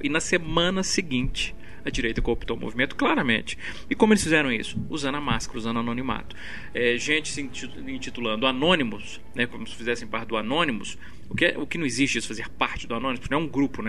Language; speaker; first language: Portuguese; native; Portuguese